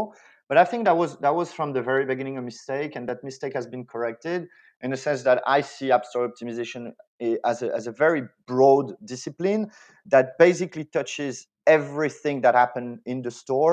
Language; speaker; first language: English; non-native, fluent; French